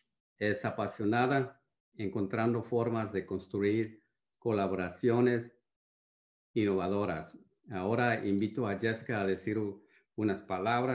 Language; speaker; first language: Spanish; early bilingual, heritage; Spanish